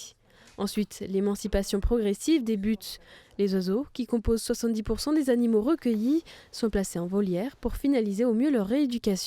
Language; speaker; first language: French; native; French